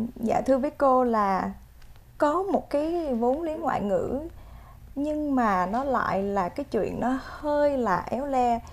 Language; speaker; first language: Vietnamese; native; Vietnamese